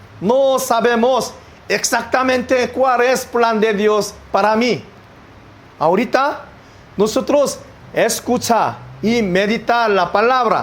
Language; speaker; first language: Spanish; non-native, learner; Korean